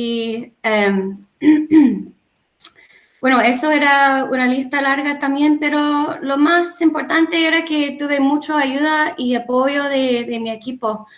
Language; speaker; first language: Spanish; non-native, learner; English